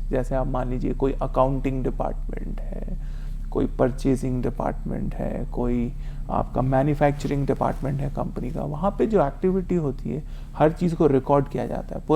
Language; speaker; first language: Hindi; native; Hindi